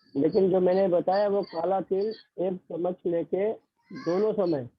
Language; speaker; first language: Hindi; non-native, local second language; Marathi